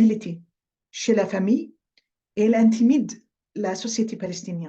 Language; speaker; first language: French; non-native, fluent; Arabic